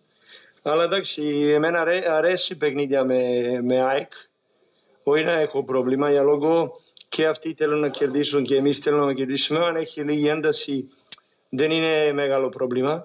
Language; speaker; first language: Greek; non-native, learner; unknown